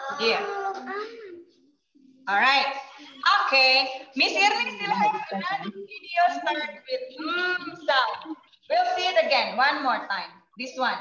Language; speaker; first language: English; non-native, learner; Indonesian